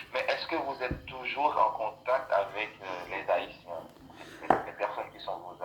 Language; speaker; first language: French; non-native, local second language; Haitian Creole